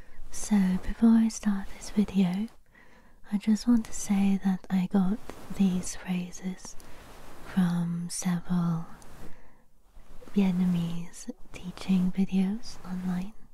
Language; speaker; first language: English; native; English